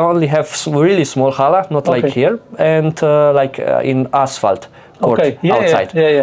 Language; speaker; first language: English; non-native, fluent; Slovenian